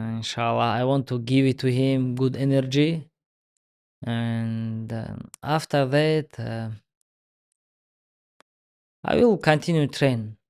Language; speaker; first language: English; non-native, learner; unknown